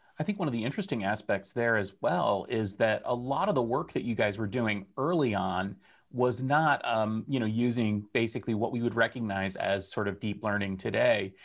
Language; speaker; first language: English; native; English